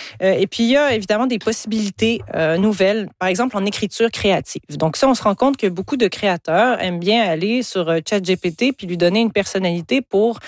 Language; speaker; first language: French; native; French